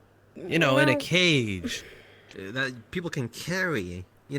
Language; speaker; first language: English; native; English